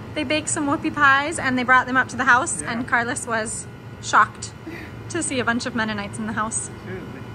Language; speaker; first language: English; native; English